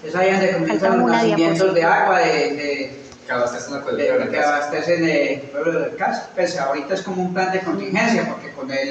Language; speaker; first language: Spanish; native; Spanish